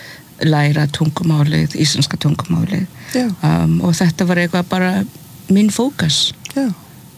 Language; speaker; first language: Icelandic; non-native, fluent; English